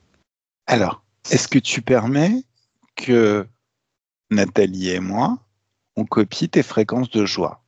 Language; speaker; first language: French; native; French